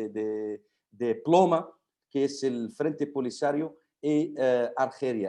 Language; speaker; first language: Spanish; non-native, fluent; Arabic